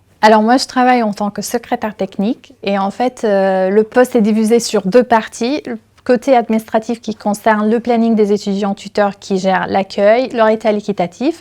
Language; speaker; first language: French; non-native, fluent; Arabic